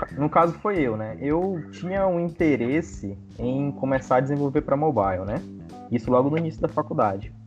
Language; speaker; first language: Portuguese; native; Portuguese